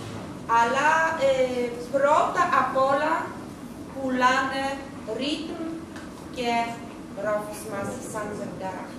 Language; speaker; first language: Greek; non-native, learner; Russian